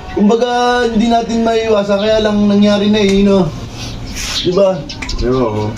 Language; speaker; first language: Filipino; native; Filipino